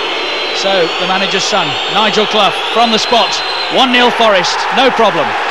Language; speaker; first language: English; native; English